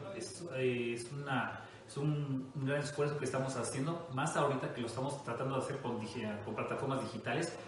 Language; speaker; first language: Spanish; native; Spanish